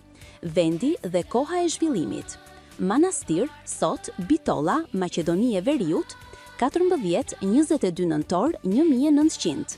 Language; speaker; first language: Albanian; native; Albanian